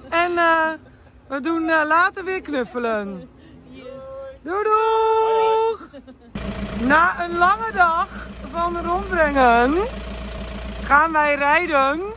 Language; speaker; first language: Dutch; native; Dutch